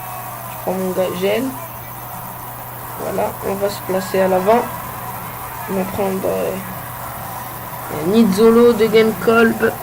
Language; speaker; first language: French; native; French